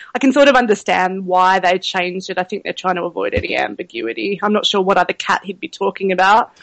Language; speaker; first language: English; native; English